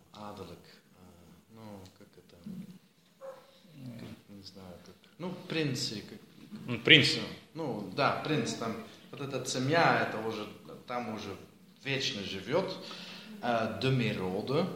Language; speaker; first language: Russian; non-native, learner; Dutch